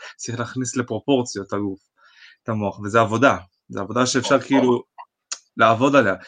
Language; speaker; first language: Hebrew; native; Hebrew